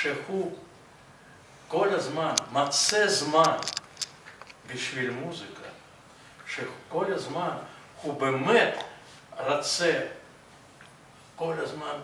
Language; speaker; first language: Hebrew; non-native, fluent; Russian